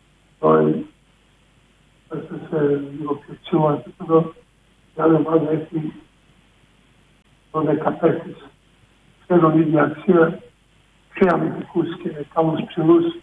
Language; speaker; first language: Greek; non-native, fluent; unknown